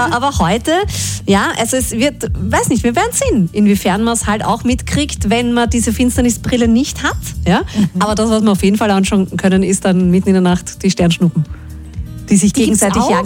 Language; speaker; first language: German; native; German